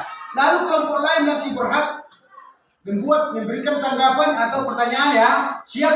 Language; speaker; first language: Indonesian; native; Indonesian